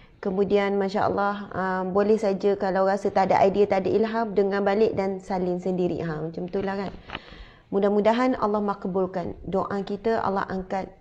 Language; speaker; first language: Malay; native; Malay